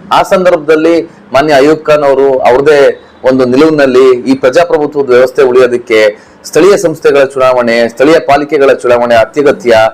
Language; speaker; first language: Kannada; native; Kannada